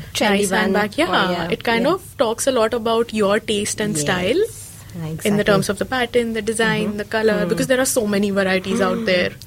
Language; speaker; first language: English; non-native, local second language; Marathi